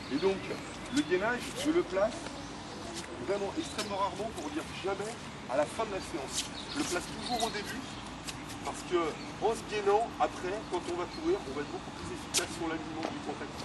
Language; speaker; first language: French; native; French